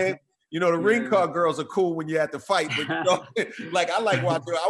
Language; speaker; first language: English; native; English